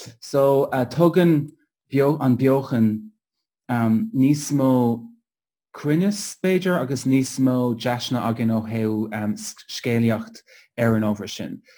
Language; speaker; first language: Irish; non-native, local second language; English